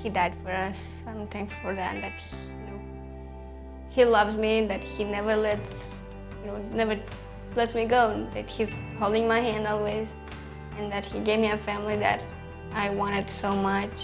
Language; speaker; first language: English; non-native, fluent; Romanian